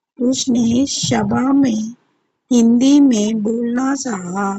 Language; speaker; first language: Hindi; non-native, local second language; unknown